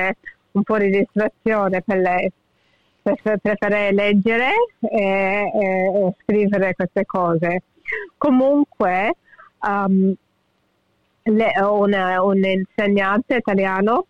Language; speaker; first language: Italian; early bilingual, heritage; English